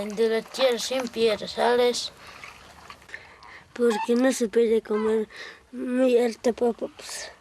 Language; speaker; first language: Spanish; non-native, local second language; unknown